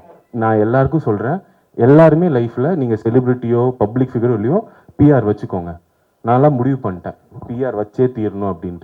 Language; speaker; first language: Tamil; native; Tamil